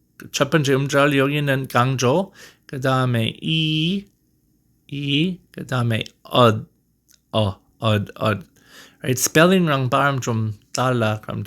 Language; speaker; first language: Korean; non-native, learner; English